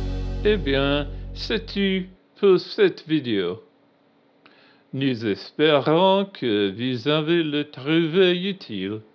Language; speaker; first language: French; non-native, learner; English